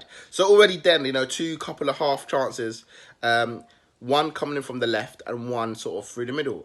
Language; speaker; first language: English; native; English